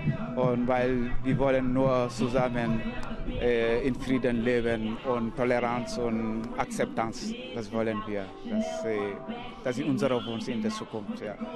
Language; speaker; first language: German; non-native, learner; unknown